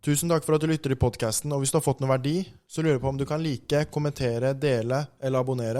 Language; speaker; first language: Norwegian; native; Norwegian